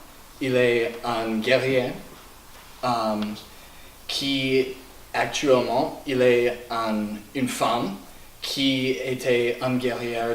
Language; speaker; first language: French; non-native, learner; English